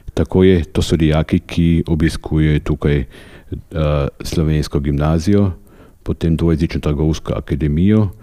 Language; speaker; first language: Slovenian; native; Slovenian